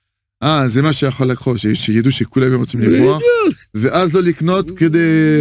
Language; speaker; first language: Hebrew; non-native, fluent; French